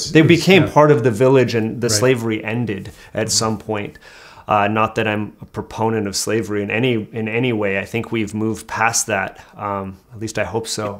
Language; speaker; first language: English; native; English